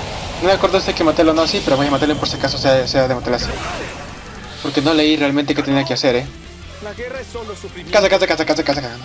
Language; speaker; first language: Spanish; native; Spanish